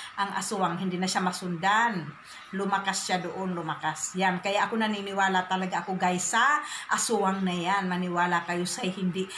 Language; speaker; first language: Filipino; non-native, local second language; Masbatenyo